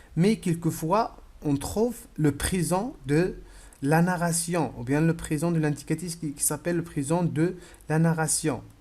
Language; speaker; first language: French; non-native, local second language; Arabic